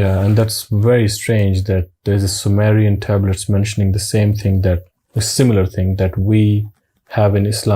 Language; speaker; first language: English; non-native, local second language; Urdu